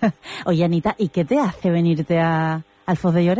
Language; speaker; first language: Spanish; native; Spanish